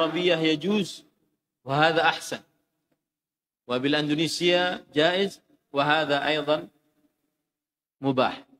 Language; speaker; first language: Arabic; non-native, fluent; Indonesian